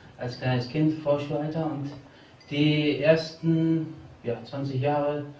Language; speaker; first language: German; early bilingual, other home language; Albanian